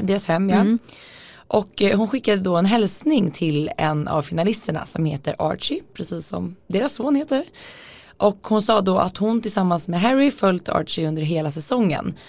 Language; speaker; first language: Swedish; native; Swedish